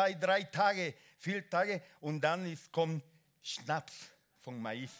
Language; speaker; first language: German; non-native, learner; Spanish